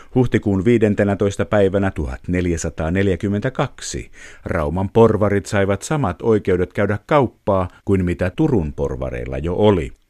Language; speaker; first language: Finnish; native; Finnish